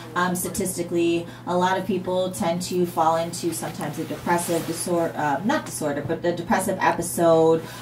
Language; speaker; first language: English; native; English